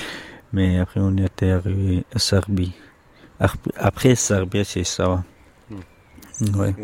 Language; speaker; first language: French; non-native, learner; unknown